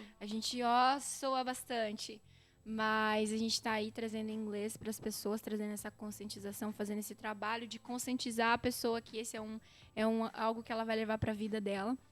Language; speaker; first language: Portuguese; native; Portuguese